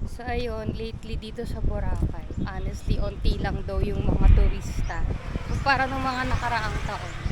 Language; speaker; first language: Filipino; native; Filipino